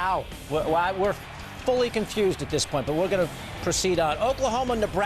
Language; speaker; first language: English; native; English